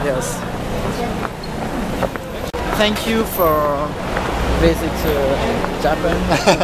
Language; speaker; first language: English; non-native, learner; French